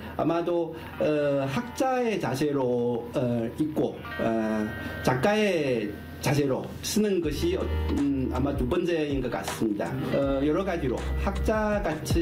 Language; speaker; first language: Korean; non-native, fluent; Chinese